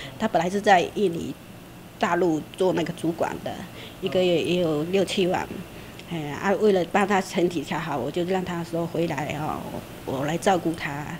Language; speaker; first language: Chinese; native; Chinese